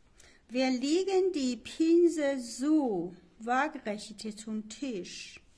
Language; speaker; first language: German; non-native, learner; Chinese